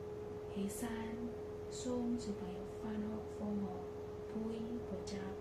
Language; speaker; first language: Cantonese; non-native, learner; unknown